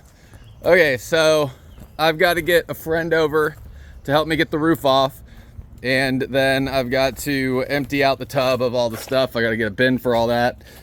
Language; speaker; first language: English; native; English